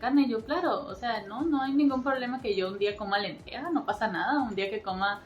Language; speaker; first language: Spanish; native; Spanish